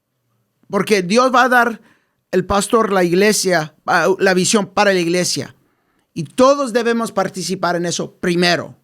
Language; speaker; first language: Spanish; early bilingual, heritage; English